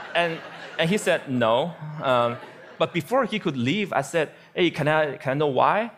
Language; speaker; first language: English; non-native, fluent; Chinese